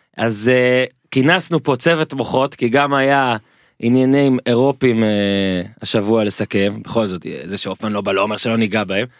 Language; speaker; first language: Hebrew; native; Hebrew